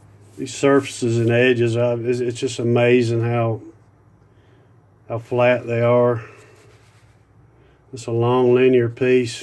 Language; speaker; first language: English; native; English